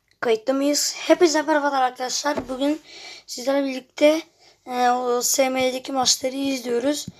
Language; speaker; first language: Turkish; native; Turkish